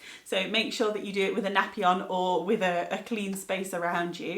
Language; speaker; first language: English; native; English